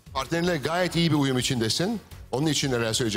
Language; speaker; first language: Turkish; native; Turkish